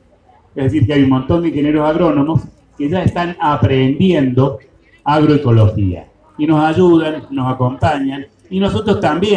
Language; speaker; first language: Spanish; native; Spanish